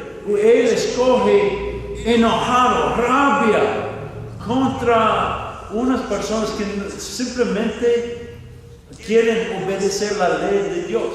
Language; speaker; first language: Spanish; non-native, fluent; English